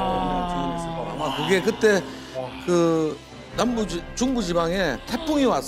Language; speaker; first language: Korean; native; Korean